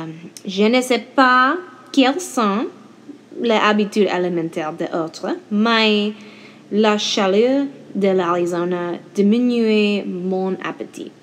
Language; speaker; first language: French; non-native, learner; English